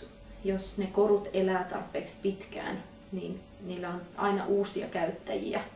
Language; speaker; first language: Finnish; native; Finnish